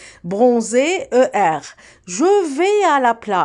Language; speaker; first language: French; non-native, fluent; Arabic